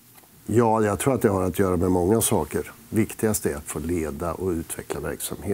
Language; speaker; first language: Swedish; native; Swedish